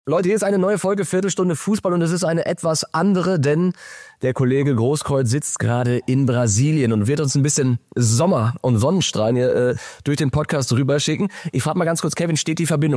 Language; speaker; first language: German; native; German